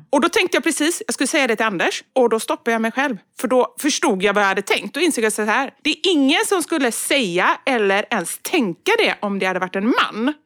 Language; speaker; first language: Swedish; native; Swedish